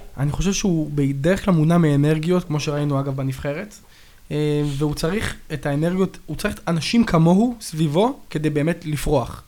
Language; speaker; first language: Hebrew; native; Hebrew